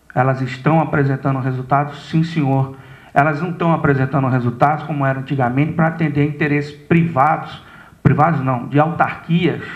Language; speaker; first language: Portuguese; native; Portuguese